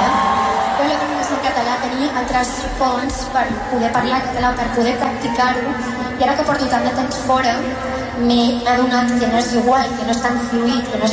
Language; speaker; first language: Catalan; non-native, local second language; Spanish